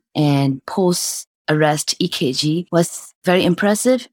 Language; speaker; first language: English; non-native, fluent; Burmese